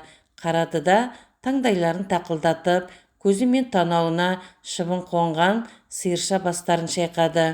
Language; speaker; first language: Kazakh; native; Kazakh